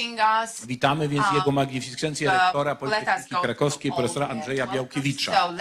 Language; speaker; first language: Polish; native; Polish